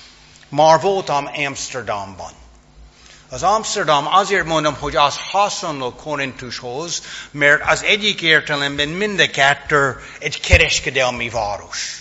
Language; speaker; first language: Hungarian; non-native, fluent; English